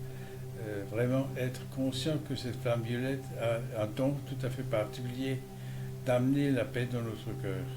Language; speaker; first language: French; native; French